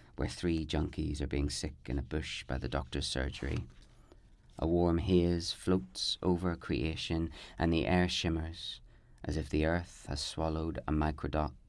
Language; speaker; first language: English; native; English